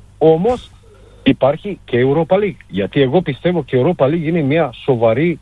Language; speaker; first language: Greek; non-native, fluent; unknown